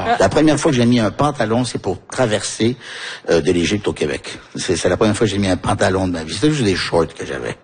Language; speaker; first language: French; native; French